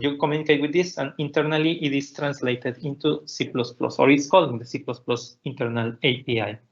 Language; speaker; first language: English; non-native, fluent; Spanish